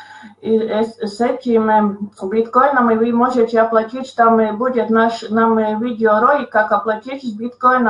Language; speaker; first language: Russian; non-native, local second language; Latvian